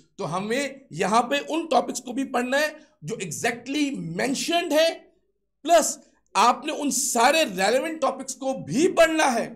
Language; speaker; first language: Urdu; non-native, local second language; Sindhi